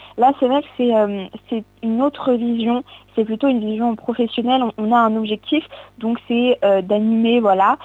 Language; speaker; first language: French; native; French